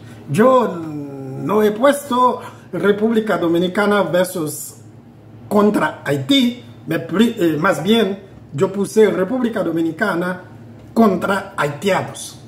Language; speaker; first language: Spanish; non-native, fluent; Haitian Creole